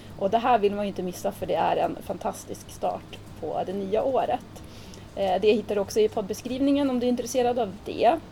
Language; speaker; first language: Swedish; native; Swedish